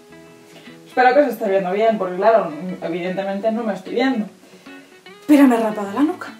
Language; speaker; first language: Spanish; native; Spanish